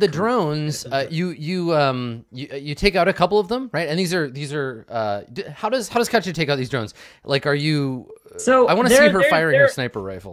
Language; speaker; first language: English; native; English